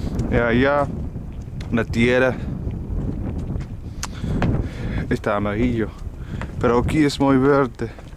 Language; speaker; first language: Spanish; non-native, learner; English